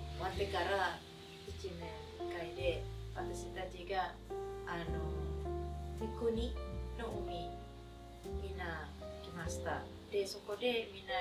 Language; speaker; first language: Japanese; non-native, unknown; Indonesian